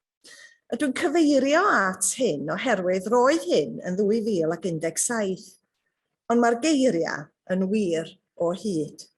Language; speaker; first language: Welsh; native; Welsh